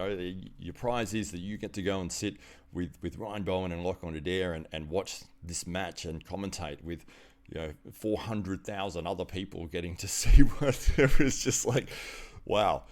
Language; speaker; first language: English; native; English